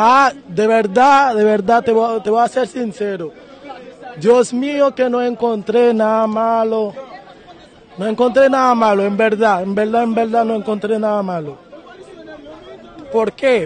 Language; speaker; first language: Spanish; non-native, fluent; Haitian Creole